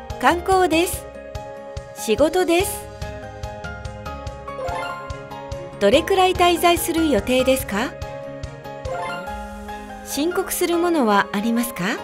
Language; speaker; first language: Japanese; non-native, fluent; Korean